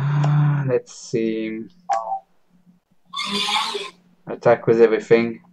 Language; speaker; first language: English; non-native, learner; Spanish